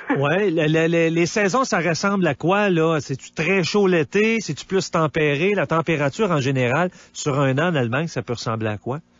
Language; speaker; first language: French; native; French